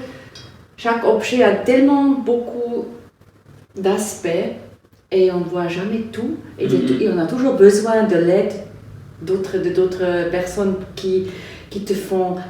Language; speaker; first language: French; non-native, fluent; German